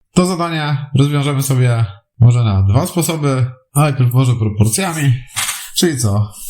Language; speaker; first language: Polish; native; Polish